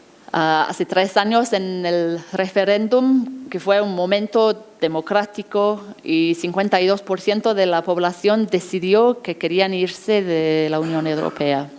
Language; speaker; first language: Spanish; non-native, fluent; English